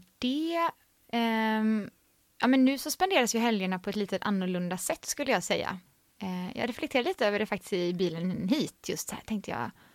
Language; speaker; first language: Swedish; native; Swedish